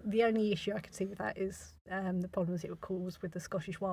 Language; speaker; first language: English; native; English